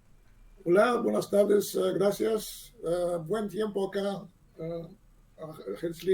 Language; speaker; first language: Spanish; non-native, learner; Hebrew